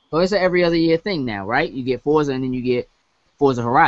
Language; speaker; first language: English; native; English